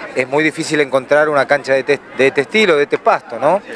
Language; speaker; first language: Spanish; native; Spanish